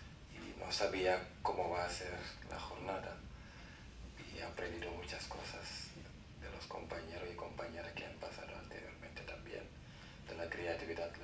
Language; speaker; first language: Spanish; non-native, fluent; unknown